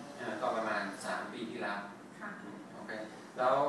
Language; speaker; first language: Thai; non-native, fluent; English